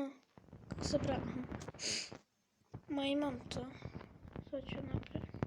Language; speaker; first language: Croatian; early bilingual, heritage; Croatian